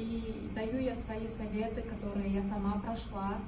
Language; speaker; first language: Russian; non-native, local second language; Kyrgyz